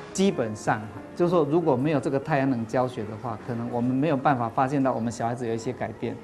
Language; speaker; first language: Chinese; native; Chinese